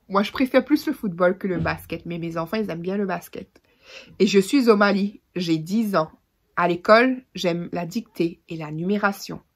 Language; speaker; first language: French; native; French